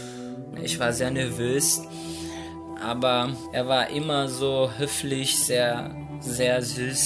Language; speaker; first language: German; non-native, fluent; Portuguese